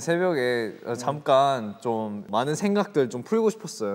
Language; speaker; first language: Korean; non-native, fluent; English